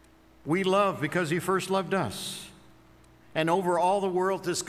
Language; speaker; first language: English; native; English